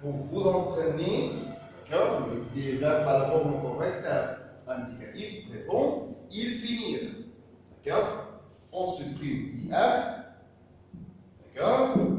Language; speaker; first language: French; non-native, fluent; Arabic